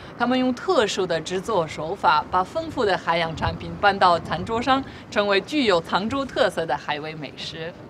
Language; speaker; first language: Chinese; non-native, fluent; Polish